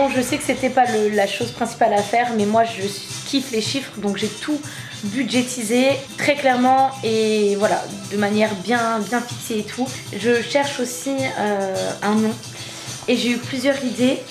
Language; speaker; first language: French; native; French